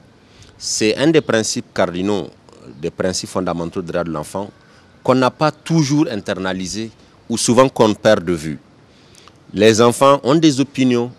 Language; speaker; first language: French; native; French